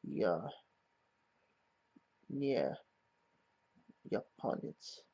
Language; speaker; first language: Russian; non-native, learner; English